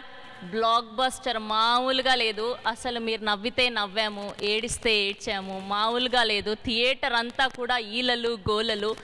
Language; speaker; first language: Telugu; native; Telugu